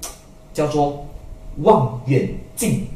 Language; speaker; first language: Chinese; native; Chinese